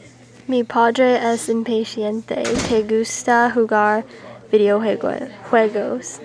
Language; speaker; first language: Spanish; non-native, learner; English